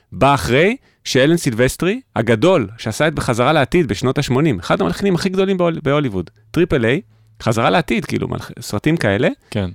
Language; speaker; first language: Hebrew; native; Hebrew